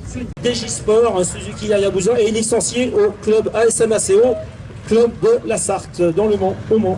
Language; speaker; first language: French; native; French